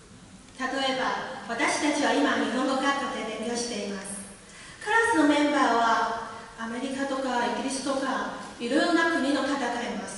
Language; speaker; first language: Japanese; non-native, learner; Chinese